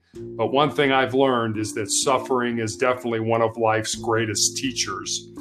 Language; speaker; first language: English; native; English